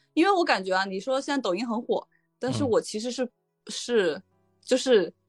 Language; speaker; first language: Chinese; native; Chinese